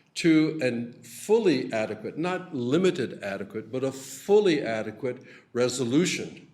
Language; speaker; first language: English; native; English